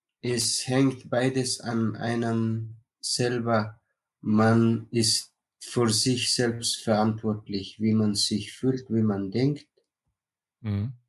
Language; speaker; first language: German; non-native, learner; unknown